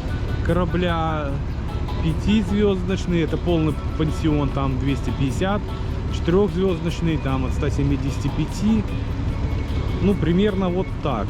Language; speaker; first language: Russian; native; Russian